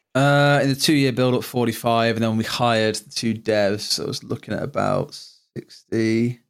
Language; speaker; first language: English; native; English